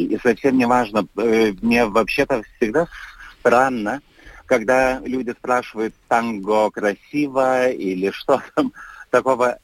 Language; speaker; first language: Russian; non-native, fluent; Lithuanian